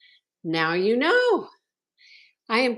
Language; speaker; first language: English; native; English